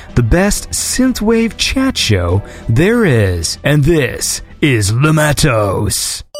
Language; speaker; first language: English; native; English